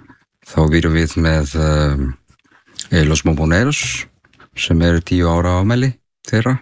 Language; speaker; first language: Icelandic; non-native, learner; Spanish